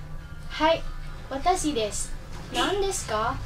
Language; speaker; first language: Japanese; non-native, learner; Indonesian